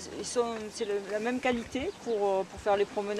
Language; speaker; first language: French; native; French